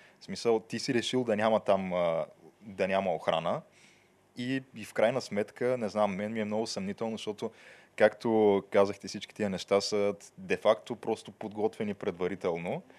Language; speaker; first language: Bulgarian; native; Bulgarian